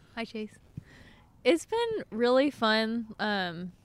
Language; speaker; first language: English; native; English